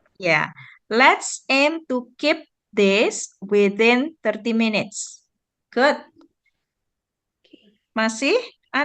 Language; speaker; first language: English; non-native, fluent; Indonesian